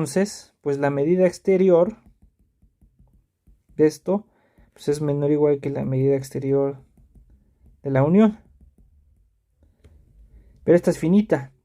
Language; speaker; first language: Spanish; native; Spanish